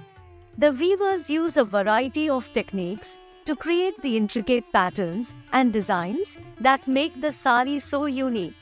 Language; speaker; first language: English; non-native, local second language; Marathi